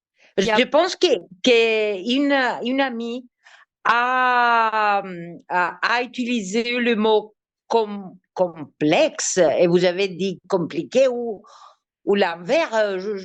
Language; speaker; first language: French; non-native, learner; Greek